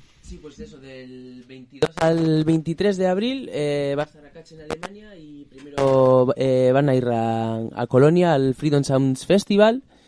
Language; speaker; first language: Spanish; native; Spanish